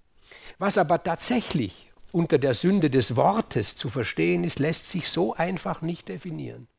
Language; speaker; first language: German; native; German